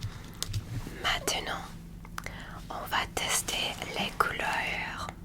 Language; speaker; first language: French; non-native, learner; English